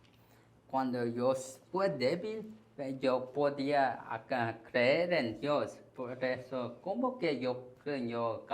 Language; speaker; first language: Spanish; non-native, learner; Korean